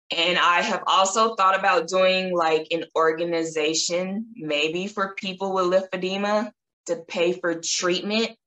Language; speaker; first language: English; native; English